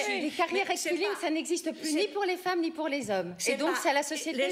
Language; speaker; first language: French; native; French